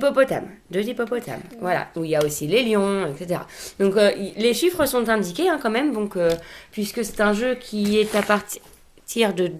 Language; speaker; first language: French; native; French